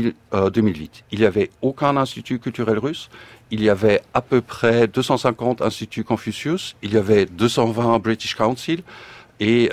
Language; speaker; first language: French; non-native, fluent; German